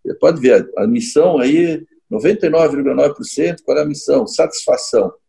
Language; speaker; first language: Portuguese; native; Portuguese